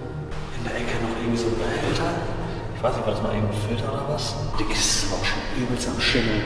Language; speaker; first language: German; native; German